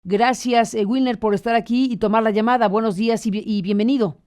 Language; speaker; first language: Spanish; native; Spanish